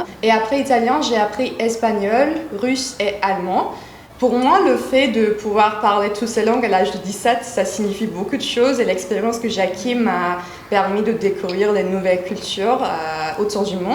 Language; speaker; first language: French; non-native, fluent; Turkish